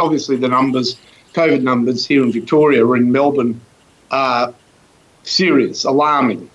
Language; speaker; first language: English; native; English